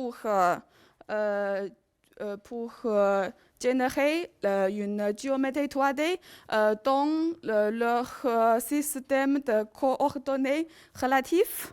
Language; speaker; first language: French; non-native, learner; Chinese